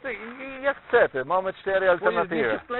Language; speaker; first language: Polish; non-native, learner; Slovenian